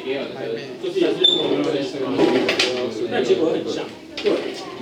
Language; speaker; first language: Chinese; native; Chinese